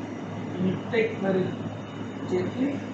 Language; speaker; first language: English; non-native, local second language; Sinhala